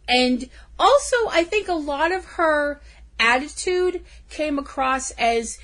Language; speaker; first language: English; native; English